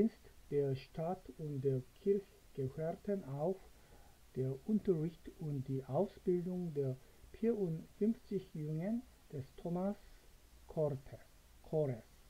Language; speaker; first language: German; non-native, fluent; Korean